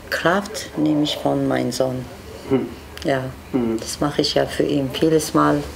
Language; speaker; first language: German; non-native, learner; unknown